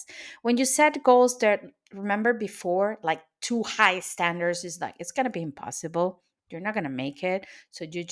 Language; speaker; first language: English; non-native, fluent; Spanish